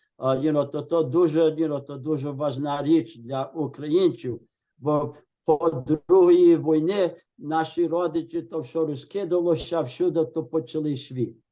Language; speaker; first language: Ukrainian; early bilingual, heritage; Ukrainian